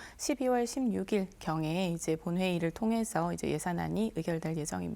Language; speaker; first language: Korean; native; Korean